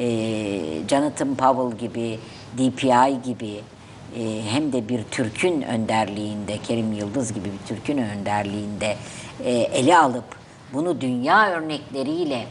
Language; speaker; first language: Turkish; native; Turkish